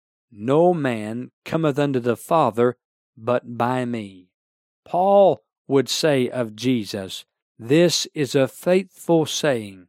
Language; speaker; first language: English; native; English